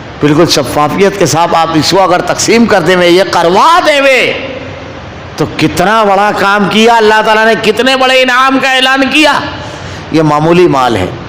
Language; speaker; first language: Urdu; native; Urdu